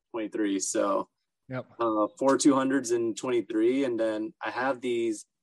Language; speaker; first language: English; native; English